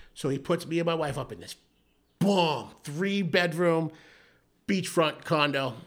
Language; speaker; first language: English; native; English